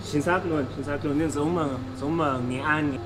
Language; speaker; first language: Vietnamese; non-native, learner; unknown